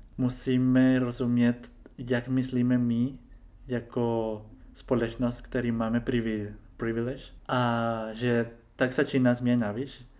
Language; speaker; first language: Czech; non-native, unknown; Spanish